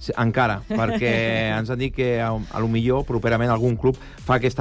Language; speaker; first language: Catalan; native; Catalan